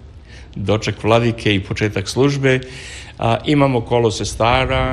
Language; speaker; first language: Serbian; native; Serbian